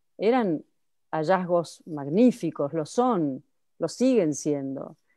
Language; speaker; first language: Spanish; native; Spanish